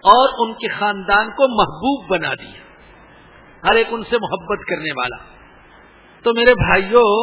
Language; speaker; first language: Urdu; non-native, local second language; Punjabi